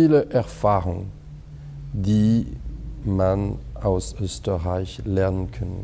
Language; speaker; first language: German; non-native, fluent; French